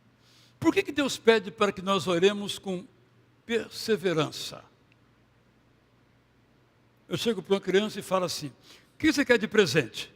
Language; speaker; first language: Portuguese; native; Portuguese